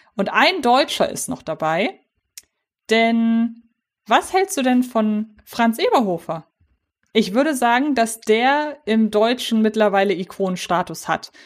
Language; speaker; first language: German; native; German